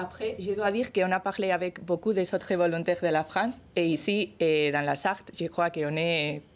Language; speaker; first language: French; non-native, learner; Spanish